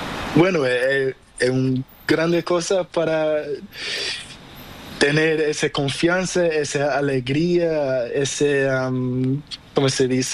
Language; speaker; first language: Spanish; non-native, learner; Portuguese